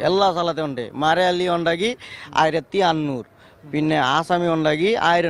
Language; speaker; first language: Malayalam; non-native, learner; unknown